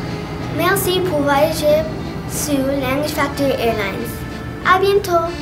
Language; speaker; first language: French; non-native, learner; English